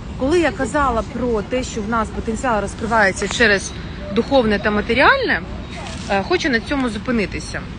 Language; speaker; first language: Ukrainian; non-native, local second language; Russian